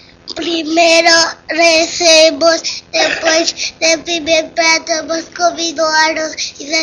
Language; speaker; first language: Spanish; early bilingual, other home language; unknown